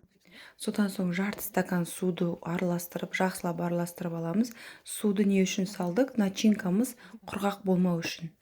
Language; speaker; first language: Kazakh; native; Kazakh